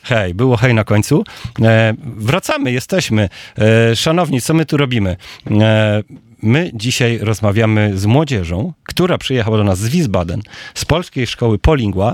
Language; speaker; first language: Polish; native; Polish